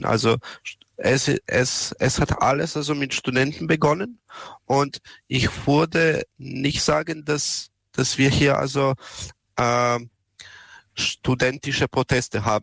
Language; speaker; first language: German; non-native, learner; Serbian